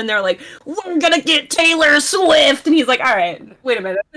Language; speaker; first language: English; native; English